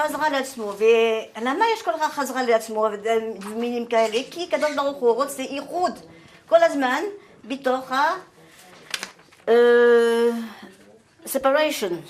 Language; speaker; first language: Hebrew; non-native, fluent; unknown